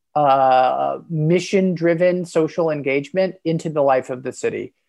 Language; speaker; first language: English; native; English